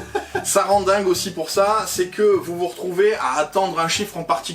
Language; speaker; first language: French; native; French